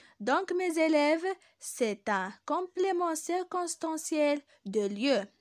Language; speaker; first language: French; non-native, local second language; Arabic